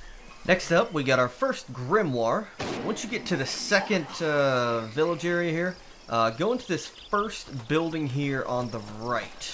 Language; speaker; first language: English; native; English